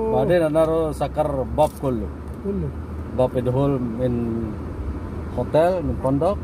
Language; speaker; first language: Arabic; non-native, learner; Indonesian